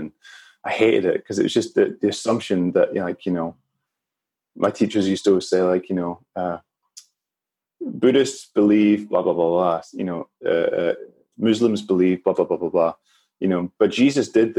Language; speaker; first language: English; native; English